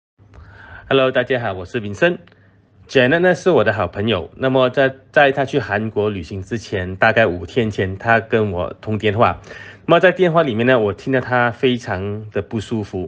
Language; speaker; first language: Chinese; native; Chinese